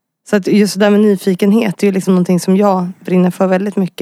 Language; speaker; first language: Swedish; native; Swedish